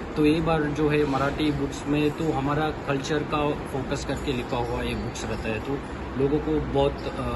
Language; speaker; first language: Hindi; non-native, local second language; Kannada